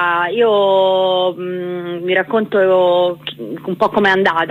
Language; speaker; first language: Italian; native; Italian